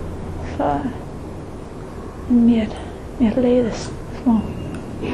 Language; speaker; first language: Icelandic; non-native, learner; English